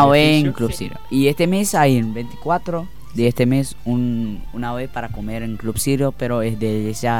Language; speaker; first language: Spanish; non-native, learner; Arabic